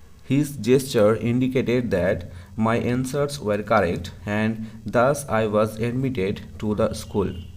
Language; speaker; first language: English; non-native, local second language; Bangla